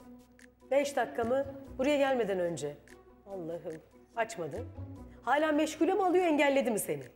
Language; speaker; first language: Turkish; native; Turkish